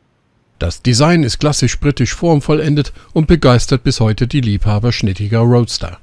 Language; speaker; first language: German; native; German